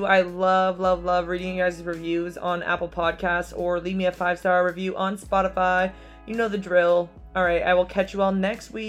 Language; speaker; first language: English; native; English